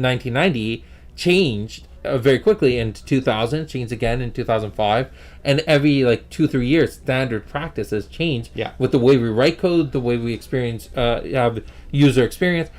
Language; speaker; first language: English; native; English